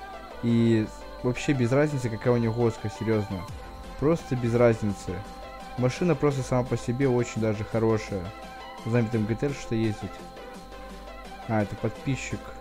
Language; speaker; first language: Russian; native; Russian